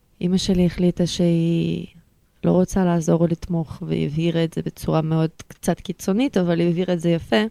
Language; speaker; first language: Hebrew; early bilingual, other home language; Russian